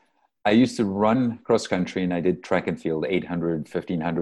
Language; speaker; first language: English; native; English